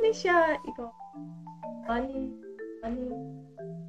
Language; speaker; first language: Korean; non-native, learner; Indonesian